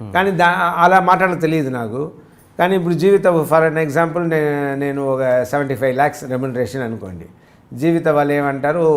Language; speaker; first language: Telugu; native; Telugu